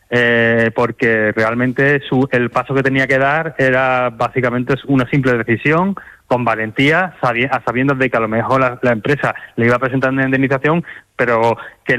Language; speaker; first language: Spanish; native; Spanish